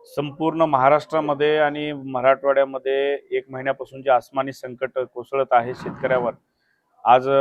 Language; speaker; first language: Marathi; native; Marathi